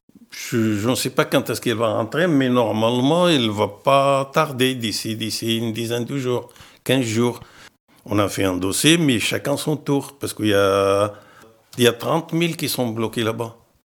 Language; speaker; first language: French; non-native, fluent; Arabic